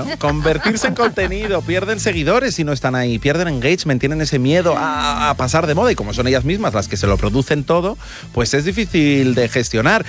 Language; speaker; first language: Spanish; native; Spanish